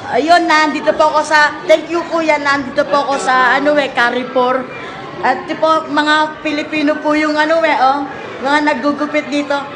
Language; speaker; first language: Filipino; native; Filipino